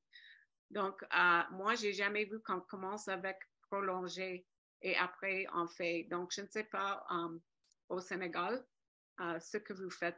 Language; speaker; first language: French; non-native, fluent; English